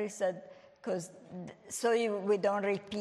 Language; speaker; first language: English; non-native, fluent; Italian